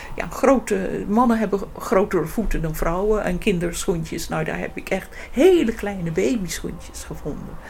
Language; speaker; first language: Dutch; non-native, fluent; English